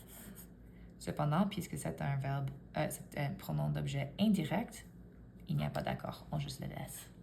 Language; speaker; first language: French; non-native, fluent; English